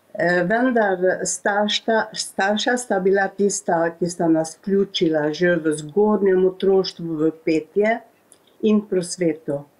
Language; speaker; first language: Slovenian; native; Slovenian